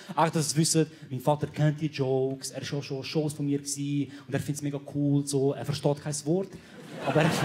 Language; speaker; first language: German; early bilingual, other home language; Croatian